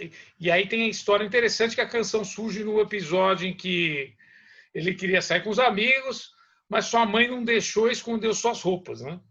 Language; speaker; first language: Portuguese; native; Portuguese